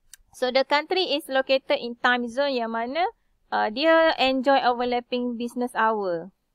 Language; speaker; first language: English; non-native, local second language; Malay